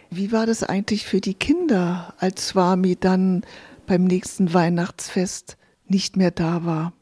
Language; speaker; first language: German; native; German